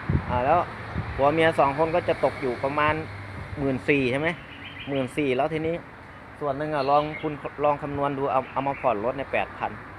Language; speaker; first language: Thai; non-native, local second language; Northeastern Thai